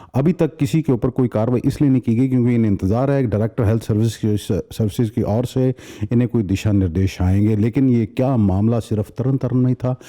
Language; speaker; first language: Hindi; non-native, local second language; Punjabi